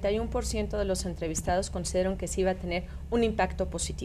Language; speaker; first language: Spanish; native; Spanish